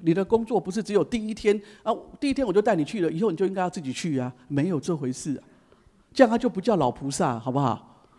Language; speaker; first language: Chinese; native; Chinese